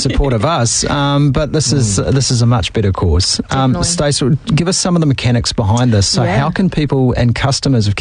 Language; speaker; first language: English; native; English